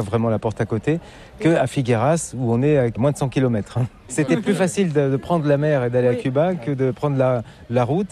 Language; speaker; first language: French; native; French